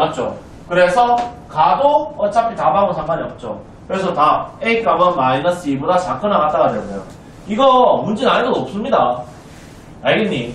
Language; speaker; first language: Korean; native; Korean